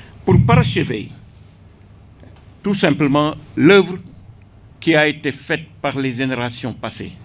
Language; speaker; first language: French; non-native, local second language; Wolof